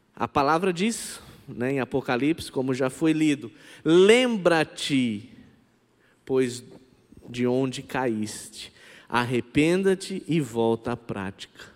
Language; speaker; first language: Portuguese; non-native, local second language; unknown